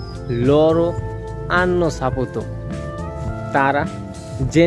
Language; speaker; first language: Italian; non-native, learner; Bangla